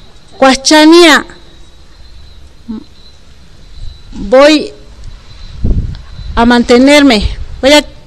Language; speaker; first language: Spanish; non-native, local second language; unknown